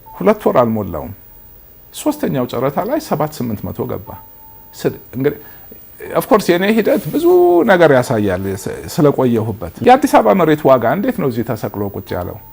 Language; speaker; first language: Amharic; native; Amharic